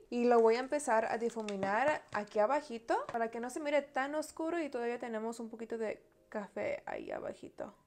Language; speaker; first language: Spanish; early bilingual, heritage; Spanish